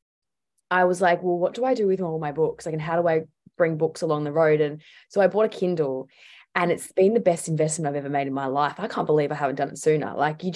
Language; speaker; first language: English; native; English